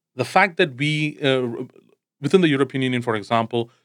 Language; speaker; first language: English; non-native, local second language; Tamil